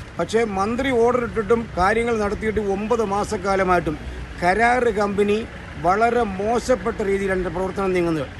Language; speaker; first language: Malayalam; native; Malayalam